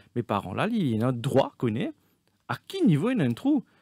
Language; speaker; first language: French; non-native, local second language; Morisyen